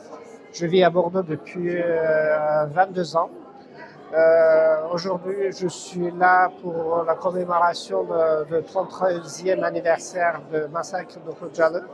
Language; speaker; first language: French; non-native, fluent; Azerbaijani